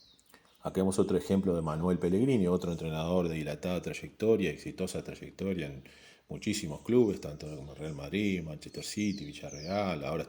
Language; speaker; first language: Spanish; native; Spanish